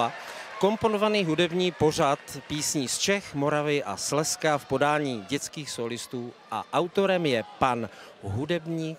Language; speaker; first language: Czech; native; Czech